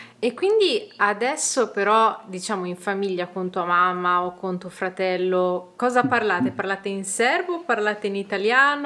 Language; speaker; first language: Italian; native; Italian